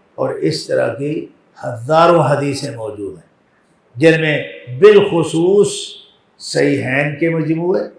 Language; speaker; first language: Urdu; non-native, local second language; Punjabi